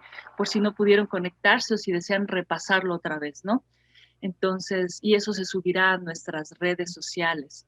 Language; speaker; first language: Spanish; native; Spanish